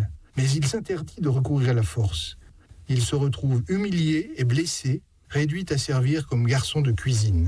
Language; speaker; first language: French; native; French